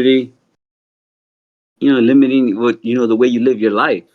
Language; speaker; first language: English; native; English